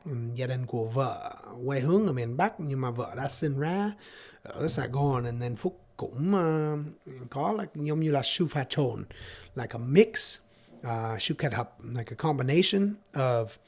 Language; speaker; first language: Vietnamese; non-native, learner; English